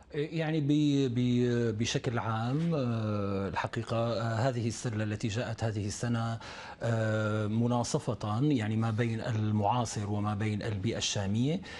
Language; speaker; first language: Arabic; native; Arabic